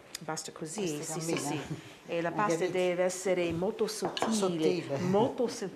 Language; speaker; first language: Italian; non-native, learner; English